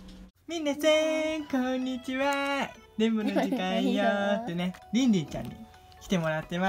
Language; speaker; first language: Japanese; native; Japanese